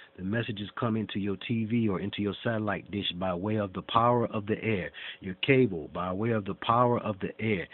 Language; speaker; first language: English; native; English